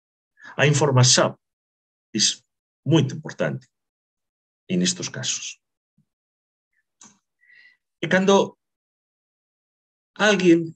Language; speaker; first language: Spanish; native; Spanish